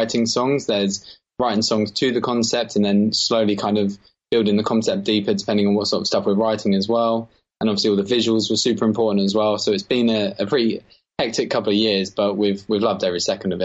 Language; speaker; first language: English; native; English